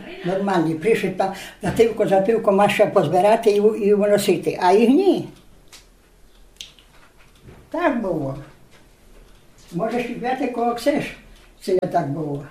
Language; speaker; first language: Polish; non-native, local second language; Rusyn